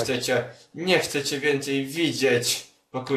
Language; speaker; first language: Polish; native; Polish